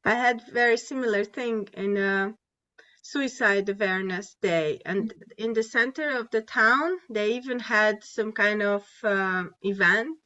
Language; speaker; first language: English; non-native, fluent; Hungarian